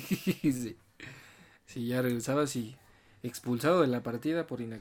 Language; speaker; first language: Spanish; native; Spanish